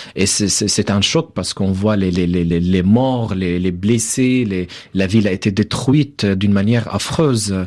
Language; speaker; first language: French; non-native, fluent; Arabic